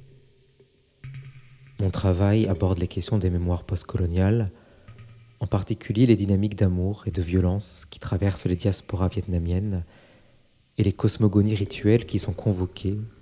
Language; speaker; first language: French; native; French